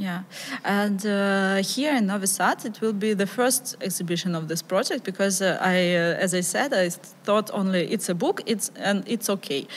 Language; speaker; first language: English; non-native, learner; Ukrainian